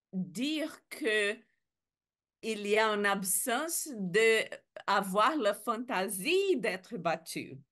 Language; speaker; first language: French; non-native, learner; Portuguese